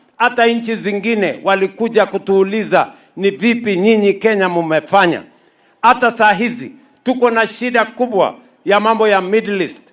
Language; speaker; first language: Swahili; non-native, local second language; Kalenjin